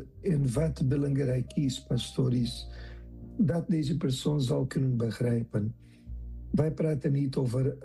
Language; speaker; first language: Dutch; non-native, fluent; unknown